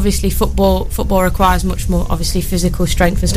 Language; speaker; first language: English; native; English